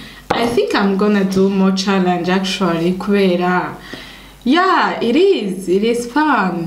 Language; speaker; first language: English; non-native, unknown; Rundi